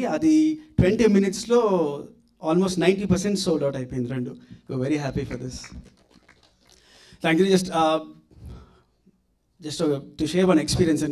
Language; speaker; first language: Telugu; native; Telugu